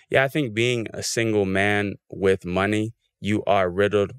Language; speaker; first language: English; native; English